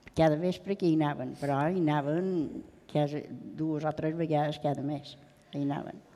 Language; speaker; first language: Catalan; native; Catalan